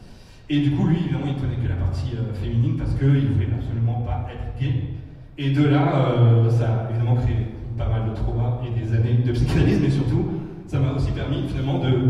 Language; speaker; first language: French; native; French